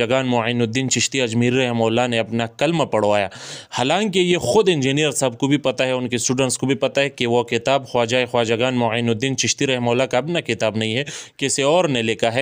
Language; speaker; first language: Urdu; native; Urdu